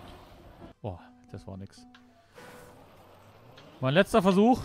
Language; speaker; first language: German; native; German